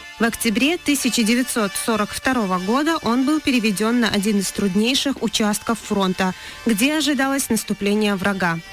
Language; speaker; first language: Russian; non-native, local second language; Chechen